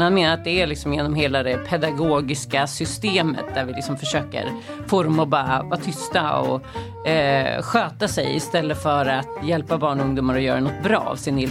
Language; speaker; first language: Swedish; native; Swedish